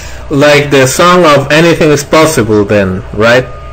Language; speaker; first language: English; non-native, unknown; Spanish